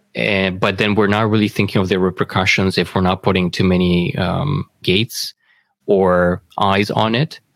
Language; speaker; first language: English; non-native, fluent; Romanian